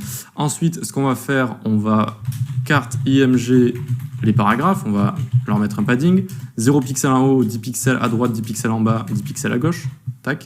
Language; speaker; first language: French; native; French